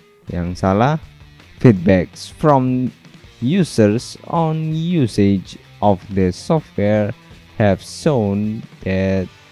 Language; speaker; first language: English; non-native, fluent; Indonesian